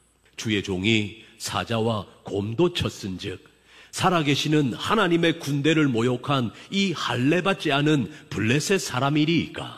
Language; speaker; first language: Korean; native; Korean